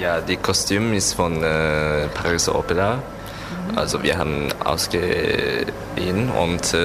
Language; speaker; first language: German; non-native, learner; Japanese